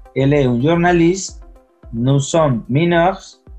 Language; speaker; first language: French; non-native, learner; Spanish